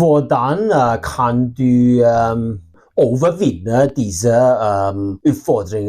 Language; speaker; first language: Norwegian; non-native, learner; Welsh